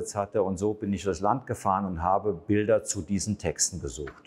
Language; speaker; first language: German; native; German